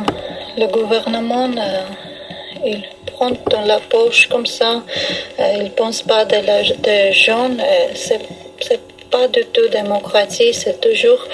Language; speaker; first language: French; non-native, learner; Armenian